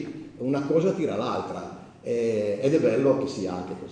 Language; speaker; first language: Italian; native; Italian